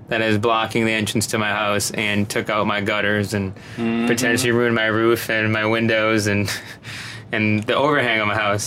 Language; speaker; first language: English; native; English